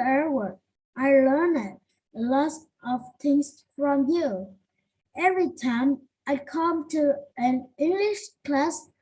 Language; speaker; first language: English; non-native, learner; Vietnamese